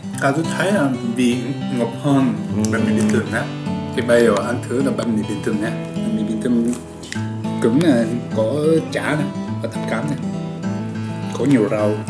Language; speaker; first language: Vietnamese; non-native, learner; Japanese